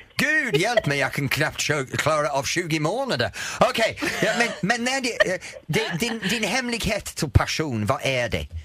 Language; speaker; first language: Swedish; non-native, fluent; English